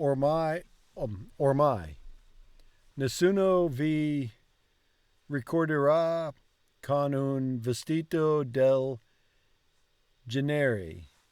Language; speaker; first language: Italian; non-native, learner; English